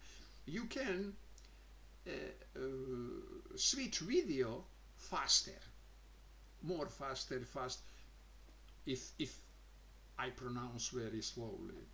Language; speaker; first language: English; non-native, learner; Croatian